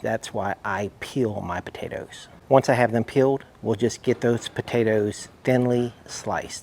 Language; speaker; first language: English; native; English